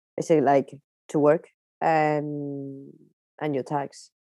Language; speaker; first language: English; non-native, fluent; Spanish